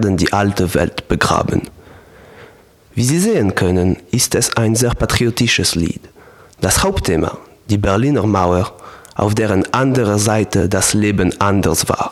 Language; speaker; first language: German; non-native, learner; Polish